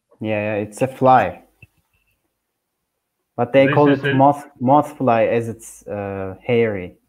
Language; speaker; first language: English; non-native, learner; Turkish